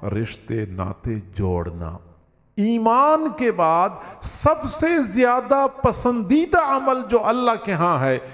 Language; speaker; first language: Urdu; non-native, local second language; Punjabi